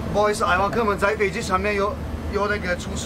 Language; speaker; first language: Chinese; non-native, fluent; Turkish